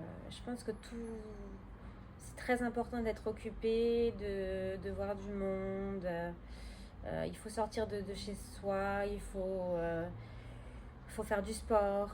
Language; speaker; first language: French; native; French